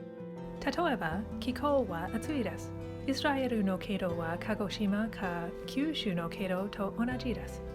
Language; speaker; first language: Japanese; non-native, learner; English